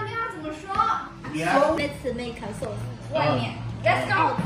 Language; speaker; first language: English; non-native, learner; Chinese